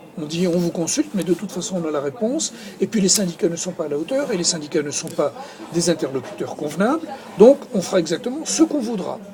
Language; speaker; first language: French; native; French